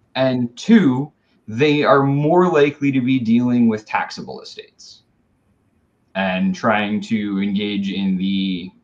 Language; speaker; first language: English; native; English